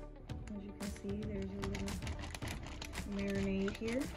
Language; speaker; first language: English; native; English